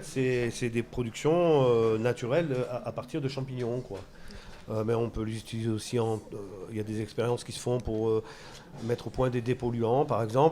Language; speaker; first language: French; native; French